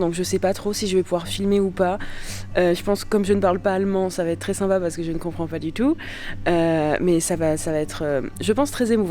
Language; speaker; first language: French; native; French